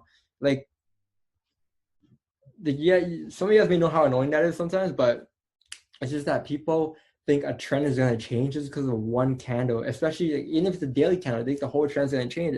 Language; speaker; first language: English; native; English